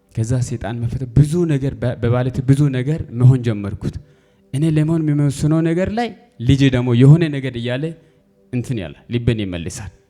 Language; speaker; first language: Amharic; native; Amharic